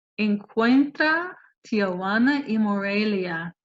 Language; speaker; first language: Spanish; non-native, fluent; English